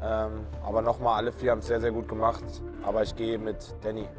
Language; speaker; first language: German; native; German